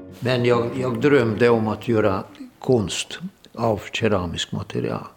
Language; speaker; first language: Swedish; non-native, fluent; Hungarian